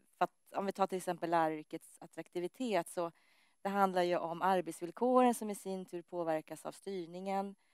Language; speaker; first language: Swedish; native; Swedish